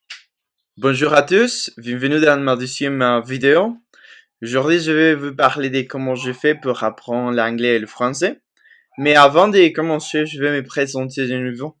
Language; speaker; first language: French; non-native, fluent; Spanish